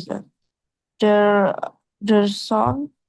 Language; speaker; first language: German; non-native, learner; Indonesian